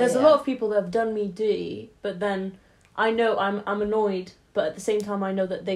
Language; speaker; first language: English; native; English